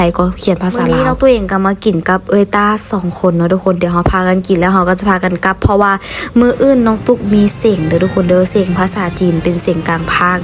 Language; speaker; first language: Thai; non-native, learner; Lao